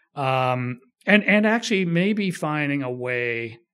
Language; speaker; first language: English; native; English